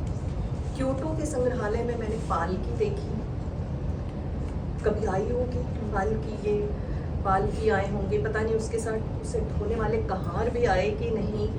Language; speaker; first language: Hindi; native; Hindi